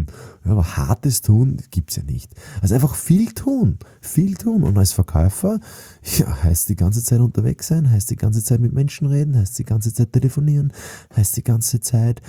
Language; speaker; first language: German; native; German